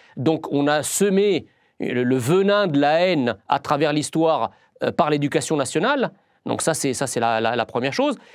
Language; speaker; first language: French; early bilingual, other home language; Arabic